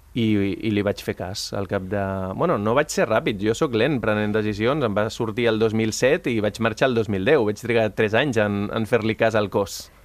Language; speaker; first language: Catalan; early bilingual, other home language; Spanish